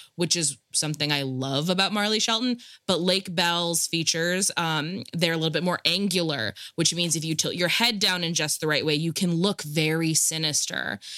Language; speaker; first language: English; native; English